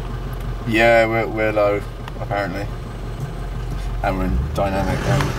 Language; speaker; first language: English; native; English